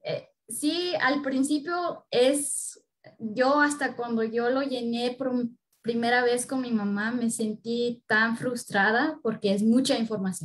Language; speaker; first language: Spanish; early bilingual, heritage; Spanish